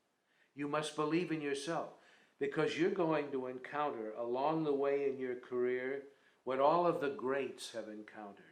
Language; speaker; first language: English; native; English